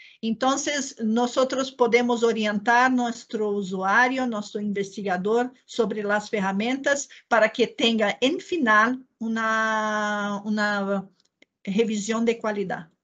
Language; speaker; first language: Spanish; non-native, learner; Portuguese